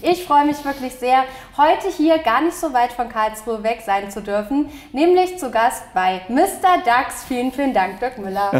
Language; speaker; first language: German; native; German